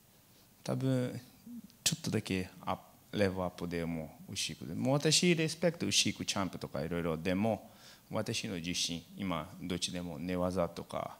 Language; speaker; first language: Japanese; non-native, learner; Portuguese